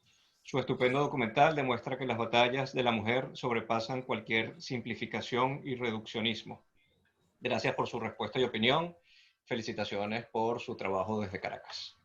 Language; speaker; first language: Spanish; native; Spanish